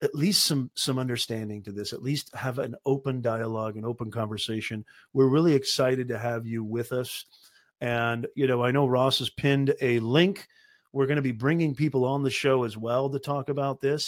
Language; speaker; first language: English; native; English